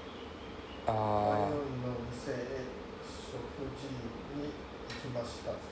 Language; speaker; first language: Japanese; non-native, learner; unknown